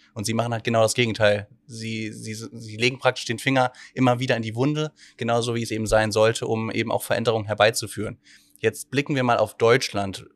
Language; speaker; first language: German; native; German